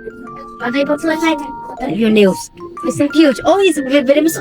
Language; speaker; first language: English; non-native, fluent; Vietnamese